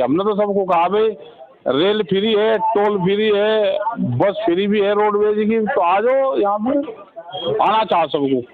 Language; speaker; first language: Hindi; native; Hindi